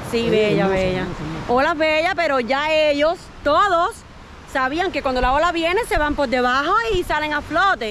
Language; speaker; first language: Spanish; native; Spanish